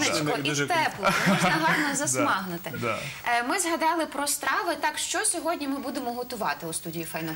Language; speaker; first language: Ukrainian; native; Ukrainian